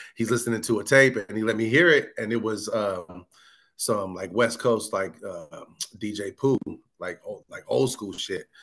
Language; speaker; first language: English; native; English